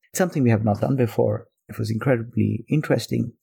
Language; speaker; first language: English; non-native, local second language; Bangla